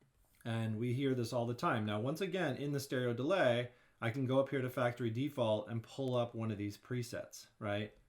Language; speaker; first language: English; native; English